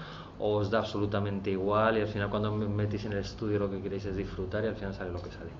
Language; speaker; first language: Spanish; native; Spanish